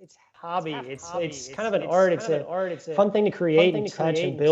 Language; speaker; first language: English; native; English